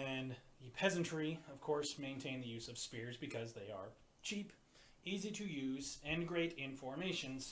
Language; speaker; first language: English; native; English